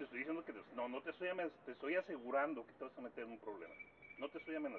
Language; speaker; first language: Spanish; native; Spanish